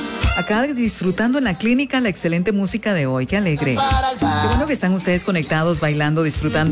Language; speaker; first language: Spanish; native; Spanish